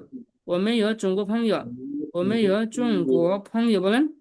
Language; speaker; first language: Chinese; non-native, fluent; Bangla